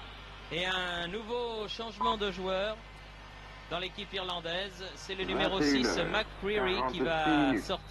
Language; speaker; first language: French; native; French